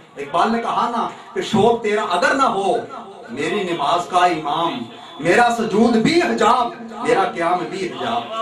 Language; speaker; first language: Urdu; non-native, local second language; Punjabi